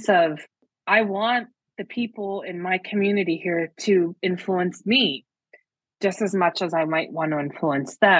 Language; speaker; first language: English; native; English